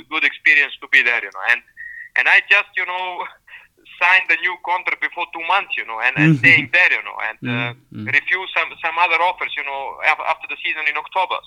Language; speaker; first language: English; non-native, fluent; Serbian